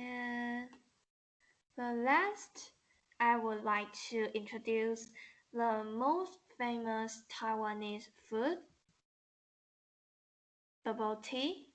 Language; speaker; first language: English; non-native, learner; Chinese